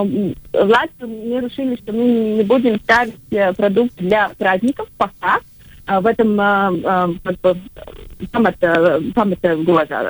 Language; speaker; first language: Russian; non-native, local second language; Latvian